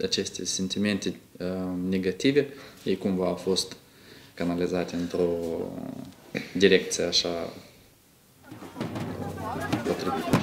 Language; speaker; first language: Romanian; non-native, local second language; Russian